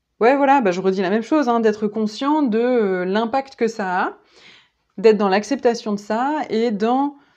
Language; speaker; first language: French; native; French